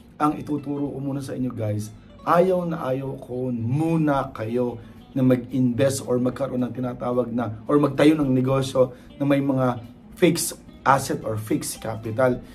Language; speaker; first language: Filipino; native; Filipino